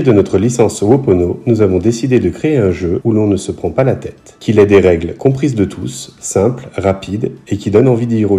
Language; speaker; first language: French; native; French